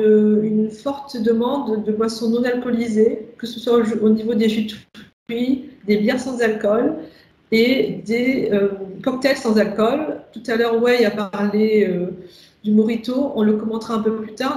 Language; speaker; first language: French; native; French